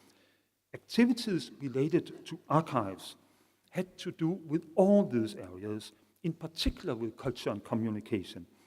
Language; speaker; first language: English; non-native, fluent; Danish